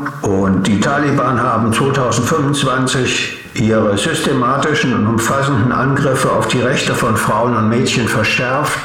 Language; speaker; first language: German; native; German